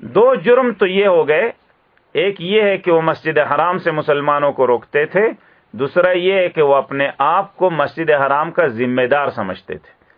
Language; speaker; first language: Urdu; native; Urdu